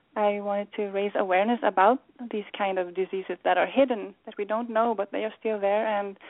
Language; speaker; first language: English; non-native, fluent; Swedish